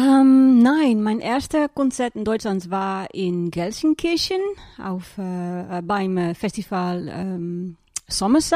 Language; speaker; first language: German; non-native, learner; Dutch